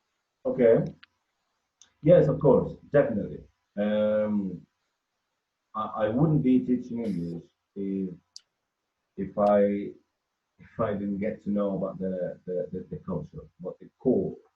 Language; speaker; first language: English; non-native, fluent; Spanish